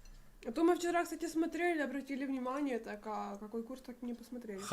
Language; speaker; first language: Russian; native; Russian